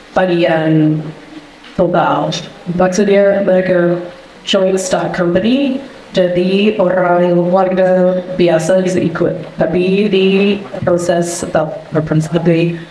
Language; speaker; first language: Indonesian; non-native, fluent; English